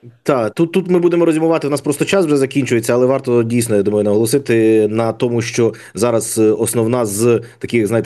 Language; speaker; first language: Ukrainian; native; Ukrainian